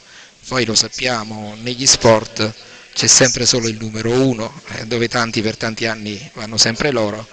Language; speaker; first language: Italian; native; Italian